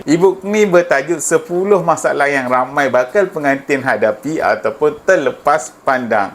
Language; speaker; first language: Malay; native; Malay